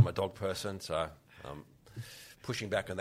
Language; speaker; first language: English; native; English